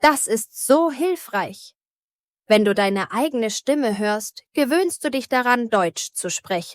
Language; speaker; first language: German; native; German